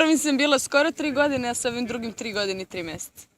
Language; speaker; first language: Bosnian; native; Bosnian